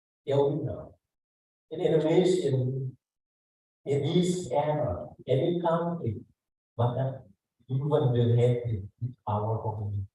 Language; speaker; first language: English; non-native, learner; Indonesian